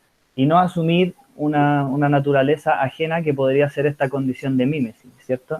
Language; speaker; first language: Spanish; native; Spanish